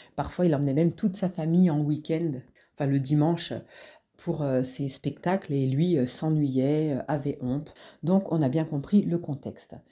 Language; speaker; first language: French; native; French